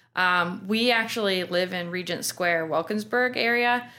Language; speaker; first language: English; native; English